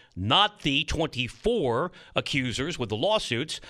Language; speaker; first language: English; native; English